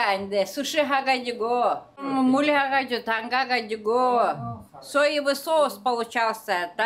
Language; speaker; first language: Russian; non-native, local second language; Korean